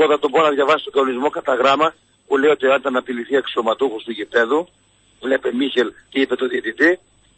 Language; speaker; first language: Greek; native; Greek